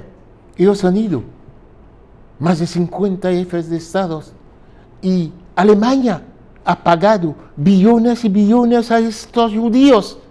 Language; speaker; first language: Spanish; non-native, fluent; French